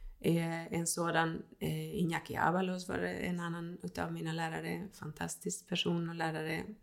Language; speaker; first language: Swedish; non-native, fluent; Spanish